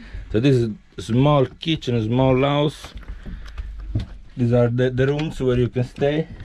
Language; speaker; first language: English; non-native, fluent; Italian